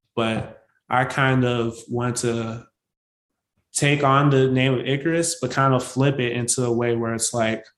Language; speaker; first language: English; native; English